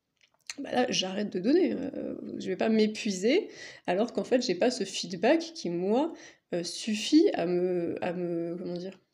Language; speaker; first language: French; native; French